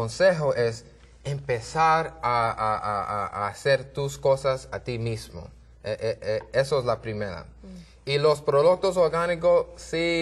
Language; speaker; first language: Spanish; non-native, learner; English